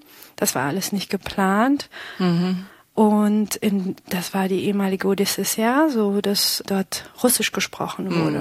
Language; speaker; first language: German; early bilingual, other home language; Pashto